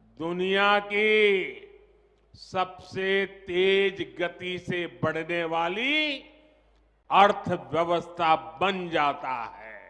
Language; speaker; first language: Hindi; non-native, local second language; Gujarati